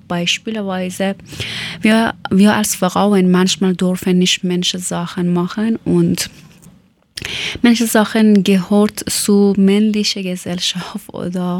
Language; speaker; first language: German; non-native, learner; Persian